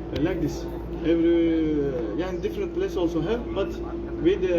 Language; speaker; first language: English; non-native, learner; Turkish